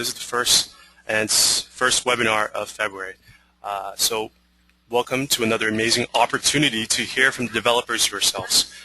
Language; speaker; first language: English; native; English